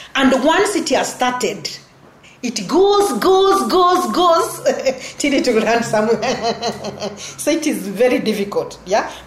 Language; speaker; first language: English; non-native, local second language; Gusii